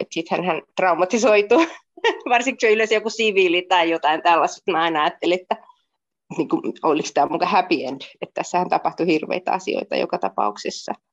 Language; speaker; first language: Finnish; early bilingual, other home language; Spanish